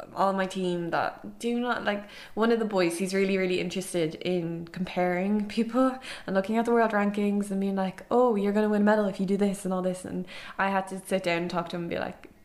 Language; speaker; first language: English; native; English